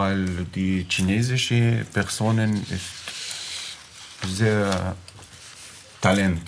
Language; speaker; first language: German; non-native, learner; Arabic